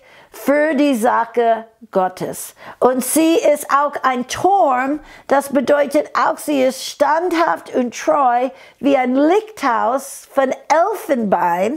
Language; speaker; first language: German; non-native, fluent; English